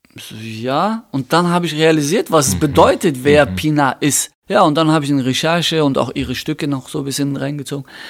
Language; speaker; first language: German; early bilingual, other home language; Turkish